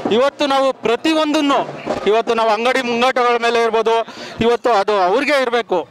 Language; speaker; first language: Kannada; native; Kannada